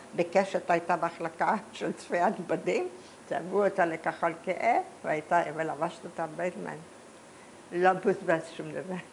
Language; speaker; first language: Hebrew; early bilingual, other home language; Polish